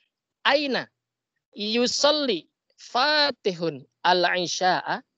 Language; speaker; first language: Arabic; non-native, fluent; Indonesian